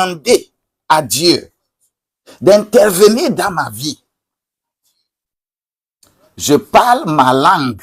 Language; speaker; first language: French; non-native, local second language; Ewe